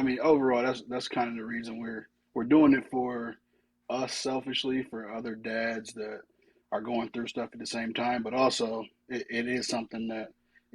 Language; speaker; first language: English; native; English